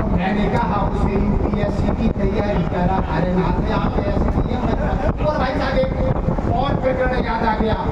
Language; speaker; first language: Hindi; native; Hindi